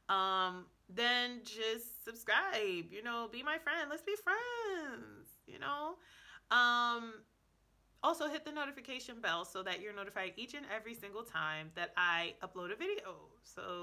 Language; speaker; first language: English; native; English